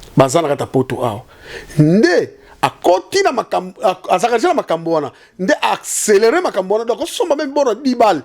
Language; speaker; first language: Lingala; non-native, local second language; Kongo